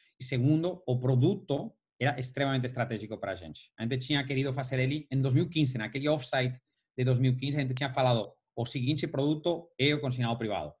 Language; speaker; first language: Portuguese; non-native, fluent; Spanish